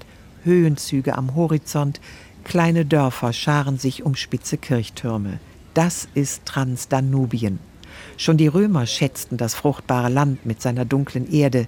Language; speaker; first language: German; native; German